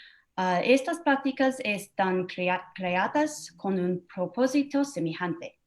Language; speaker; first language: Spanish; non-native, fluent; English